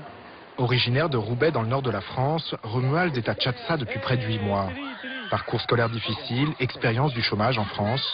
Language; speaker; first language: French; native; French